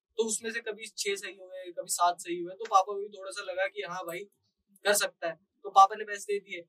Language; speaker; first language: Hindi; native; Hindi